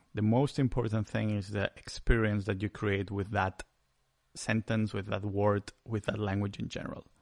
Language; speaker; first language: English; non-native, fluent; Spanish